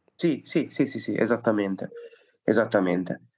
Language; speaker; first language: Italian; native; Italian